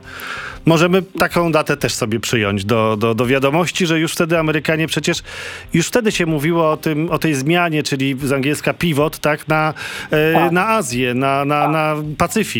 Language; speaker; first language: Polish; native; Polish